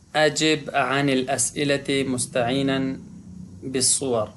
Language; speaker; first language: Arabic; non-native, fluent; Pashto